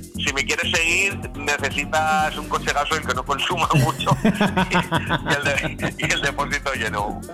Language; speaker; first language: Spanish; native; Spanish